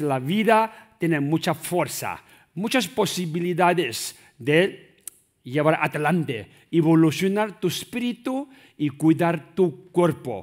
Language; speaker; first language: Spanish; non-native, learner; Tibetan